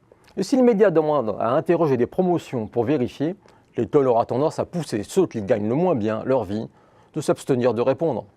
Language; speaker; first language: French; native; French